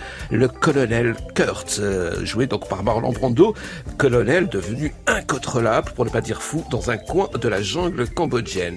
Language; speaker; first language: French; native; French